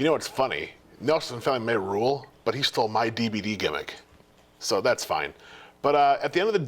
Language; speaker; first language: English; native; English